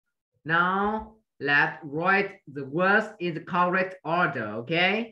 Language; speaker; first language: English; non-native, fluent; Vietnamese